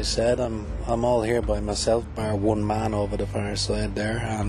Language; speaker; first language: English; native; English